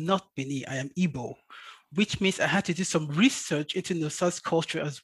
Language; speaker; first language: English; native; English